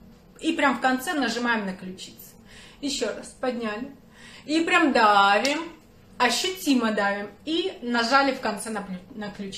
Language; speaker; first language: Russian; native; Russian